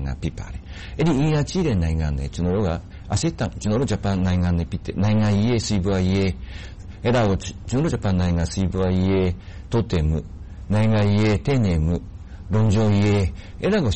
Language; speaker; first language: Burmese; non-native, fluent; Japanese